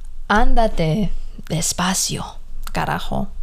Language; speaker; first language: Spanish; early bilingual, heritage; Spanish